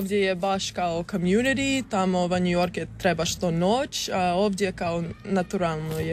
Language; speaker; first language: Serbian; early bilingual, heritage; English